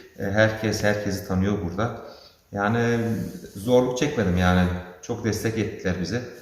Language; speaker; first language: Turkish; early bilingual, heritage; Turkish